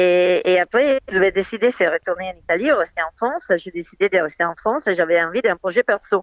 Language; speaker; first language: French; non-native, fluent; Italian